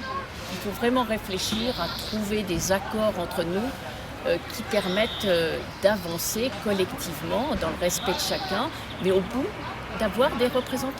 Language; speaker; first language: French; native; French